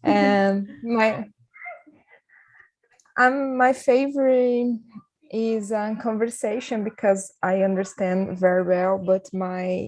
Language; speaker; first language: English; non-native, learner; Portuguese